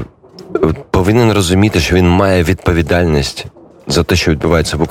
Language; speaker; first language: Polish; non-native, learner; Ukrainian